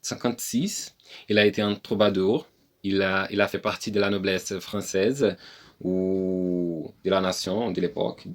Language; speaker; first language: French; non-native, learner; Portuguese